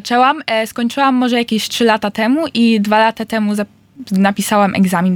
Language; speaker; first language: Polish; early bilingual, heritage; Polish